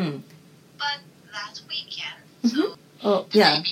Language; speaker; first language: English; non-native, learner; Japanese